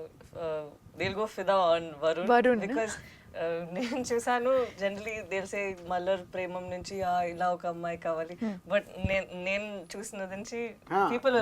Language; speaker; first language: Telugu; non-native, local second language; Tamil